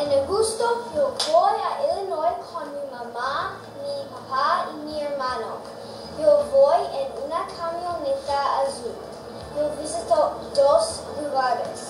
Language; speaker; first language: Spanish; non-native, learner; English